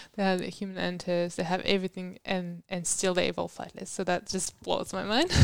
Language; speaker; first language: English; non-native, fluent; French